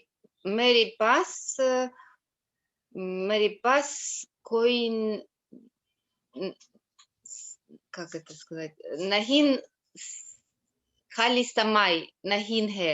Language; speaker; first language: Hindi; non-native, learner; Russian